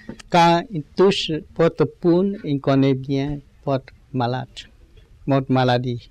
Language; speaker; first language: French; non-native, learner; Vietnamese